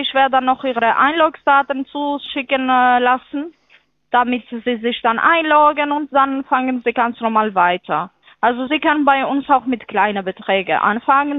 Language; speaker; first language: German; non-native, fluent; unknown